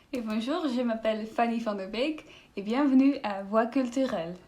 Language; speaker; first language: French; non-native, learner; Dutch